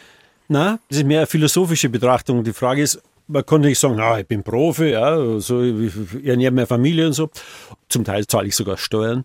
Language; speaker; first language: German; native; German